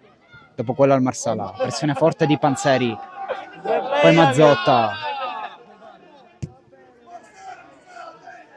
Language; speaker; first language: Italian; native; Italian